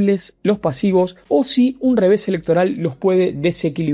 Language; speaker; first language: Spanish; native; Spanish